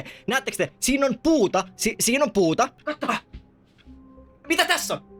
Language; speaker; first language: Finnish; native; Finnish